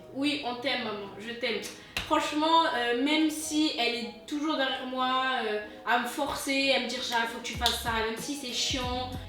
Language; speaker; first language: French; native; French